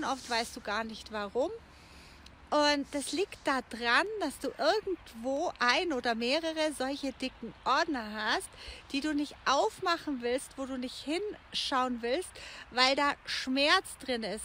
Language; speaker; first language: German; native; German